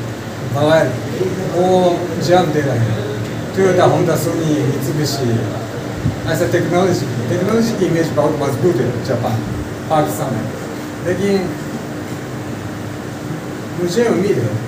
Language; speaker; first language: Hindi; non-native, learner; Japanese